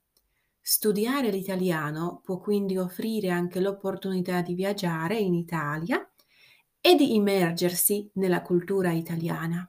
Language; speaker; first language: Italian; non-native, fluent; Slovak